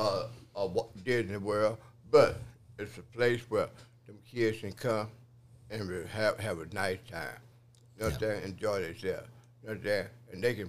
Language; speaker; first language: English; native; English